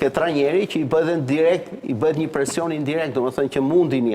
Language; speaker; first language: Albanian; native; Albanian